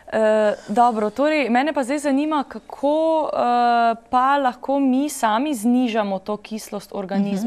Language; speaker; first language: Slovenian; native; Slovenian